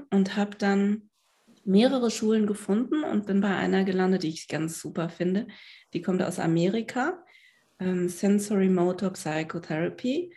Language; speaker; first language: German; native; German